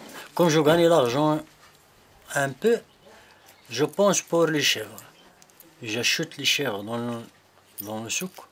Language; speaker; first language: French; non-native, learner; Berber languages